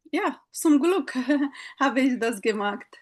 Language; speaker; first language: German; non-native, fluent; Bangla